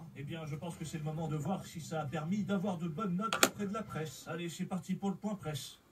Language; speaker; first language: French; native; French